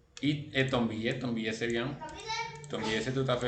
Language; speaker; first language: French; non-native, fluent; Spanish